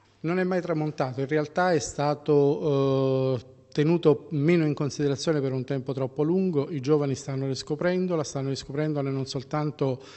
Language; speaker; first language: Italian; native; Italian